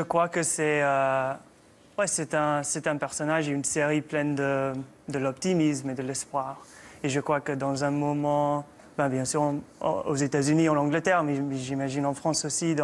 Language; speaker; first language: French; non-native, fluent; English